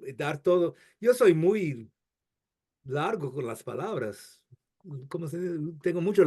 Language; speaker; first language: Spanish; non-native, fluent; English